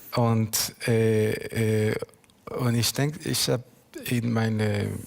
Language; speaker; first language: German; non-native, learner; Hebrew